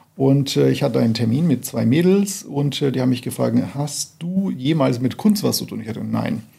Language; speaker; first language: German; non-native, fluent; Portuguese